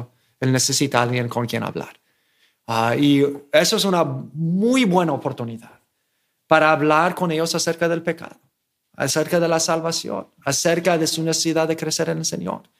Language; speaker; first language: Spanish; non-native, fluent; English